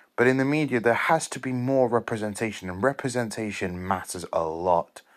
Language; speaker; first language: English; native; English